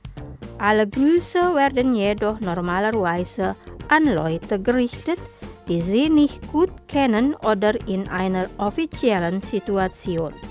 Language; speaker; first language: German; non-native, fluent; Indonesian